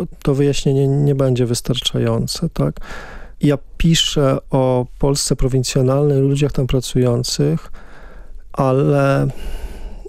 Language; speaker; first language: Polish; native; Polish